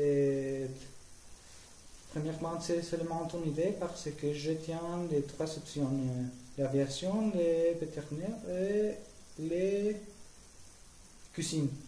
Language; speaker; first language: French; non-native, learner; Spanish